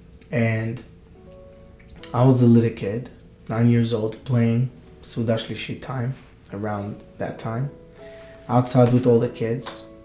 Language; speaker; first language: English; non-native, fluent; Hebrew